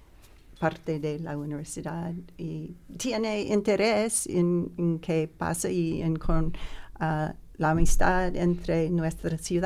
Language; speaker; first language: Spanish; non-native, learner; English